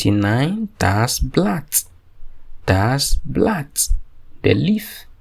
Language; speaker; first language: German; non-native, fluent; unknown